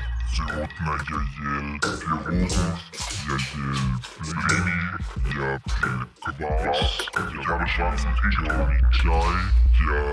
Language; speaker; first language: Russian; non-native, learner; German